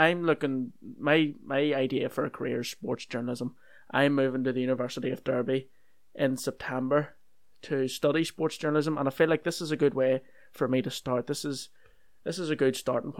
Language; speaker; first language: English; native; English